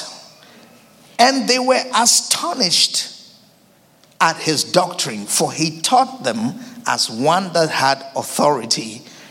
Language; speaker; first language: English; non-native, local second language; Akan